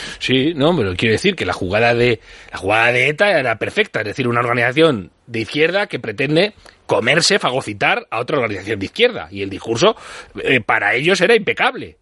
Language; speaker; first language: Spanish; native; Spanish